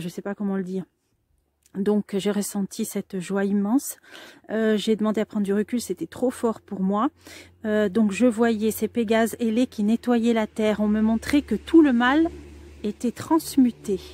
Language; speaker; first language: French; native; French